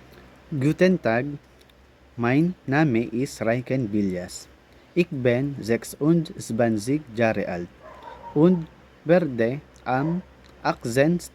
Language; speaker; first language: German; non-native, learner; Filipino